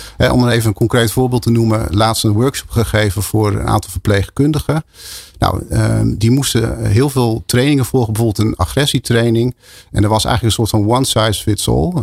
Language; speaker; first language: Dutch; native; Dutch